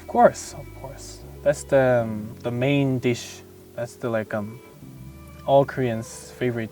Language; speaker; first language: English; non-native, fluent; Korean